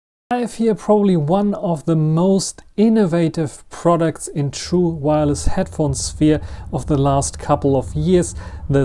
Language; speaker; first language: English; non-native, fluent; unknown